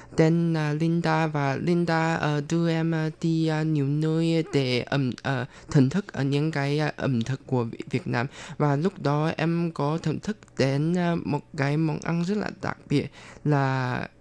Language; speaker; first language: Vietnamese; non-native, fluent; Chinese